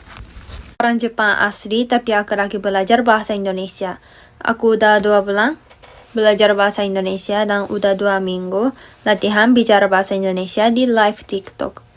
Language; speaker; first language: Indonesian; non-native, learner; Japanese